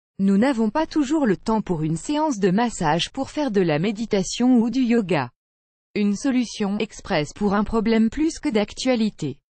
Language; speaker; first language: French; native; French